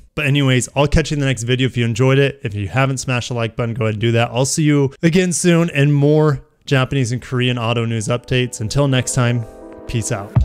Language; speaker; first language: English; native; English